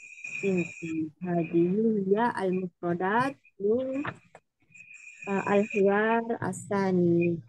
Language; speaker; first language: Arabic; non-native, fluent; Indonesian